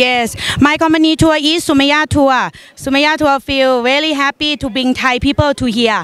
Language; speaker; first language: English; non-native, learner; Thai